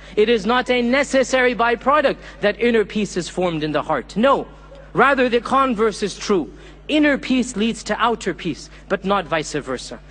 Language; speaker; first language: English; early bilingual, other home language; Urdu